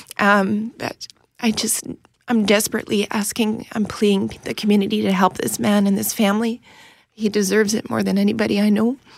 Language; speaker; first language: English; native; English